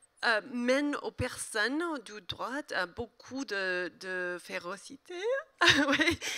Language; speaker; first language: French; non-native, learner; English